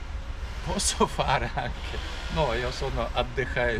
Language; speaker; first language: Italian; non-native, learner; Russian